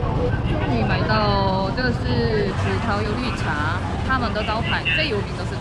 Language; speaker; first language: Chinese; non-native, fluent; Korean